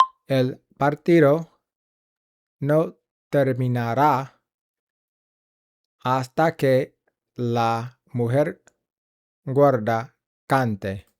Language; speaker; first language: Spanish; non-native, learner; English